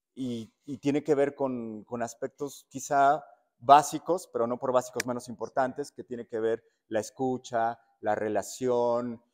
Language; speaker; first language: Spanish; native; Spanish